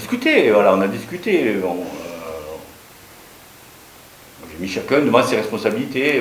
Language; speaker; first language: French; native; French